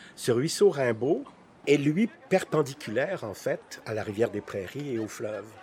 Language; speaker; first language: French; native; French